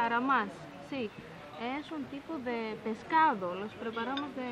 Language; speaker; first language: Spanish; non-native, fluent; Greek